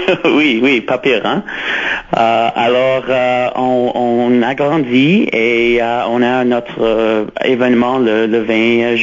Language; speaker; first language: French; non-native, local second language; English